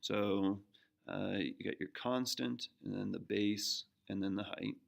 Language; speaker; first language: English; native; English